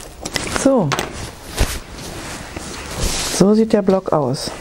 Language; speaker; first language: German; native; German